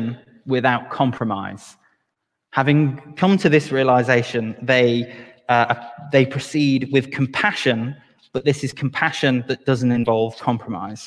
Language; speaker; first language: English; native; English